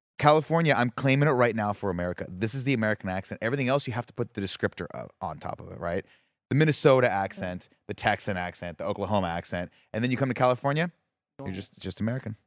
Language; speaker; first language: English; native; English